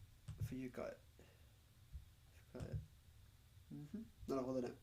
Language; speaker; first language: Japanese; non-native, learner; Spanish